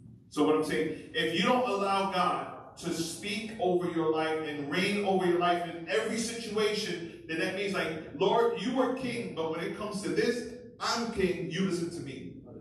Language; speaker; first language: English; early bilingual, other home language; Spanish